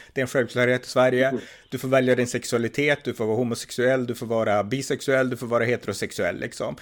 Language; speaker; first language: Swedish; native; Swedish